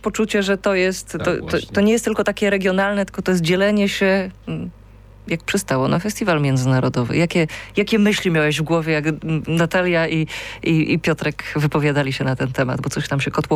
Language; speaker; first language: Polish; native; Polish